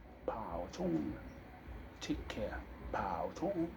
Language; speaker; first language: Chinese; non-native, learner; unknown